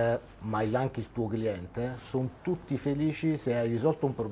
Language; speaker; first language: Italian; native; Italian